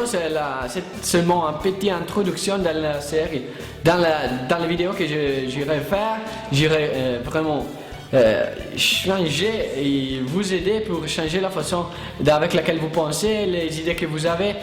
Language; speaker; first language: French; non-native, learner; Italian